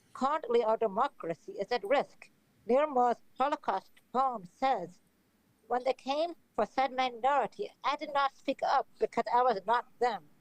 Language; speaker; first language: English; native; English